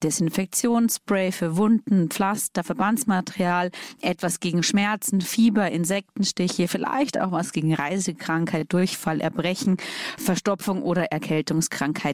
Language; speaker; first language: German; native; German